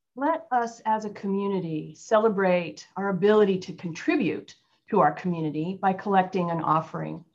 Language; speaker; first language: English; native; English